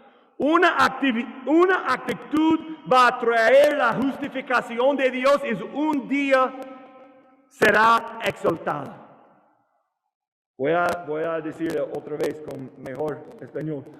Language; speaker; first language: Spanish; non-native, learner; English